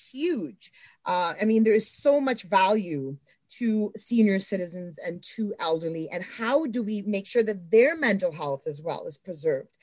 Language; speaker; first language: English; native; English